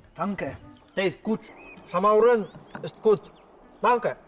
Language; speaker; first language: German; non-native, learner; Kazakh